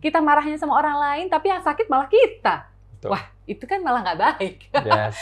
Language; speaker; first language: Indonesian; native; Indonesian